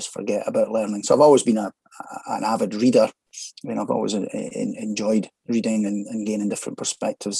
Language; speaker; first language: English; native; English